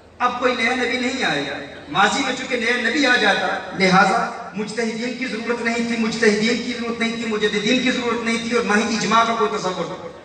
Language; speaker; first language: Urdu; early bilingual, heritage; Urdu